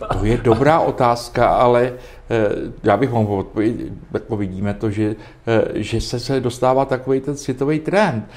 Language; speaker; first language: Czech; native; Czech